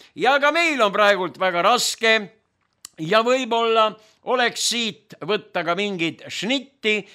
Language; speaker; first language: Estonian; native; Estonian